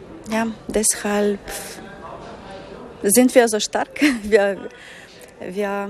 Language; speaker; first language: German; non-native, fluent; Ukrainian